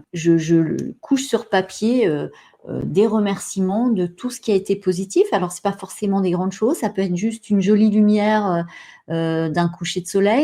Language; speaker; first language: French; native; French